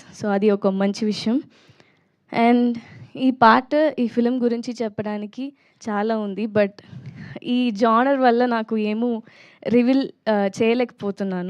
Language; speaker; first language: Telugu; non-native, learner; Tamil